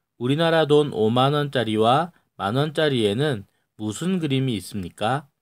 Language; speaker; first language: Korean; native; Korean